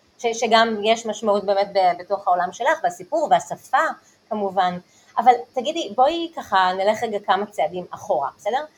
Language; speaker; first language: Hebrew; native; Hebrew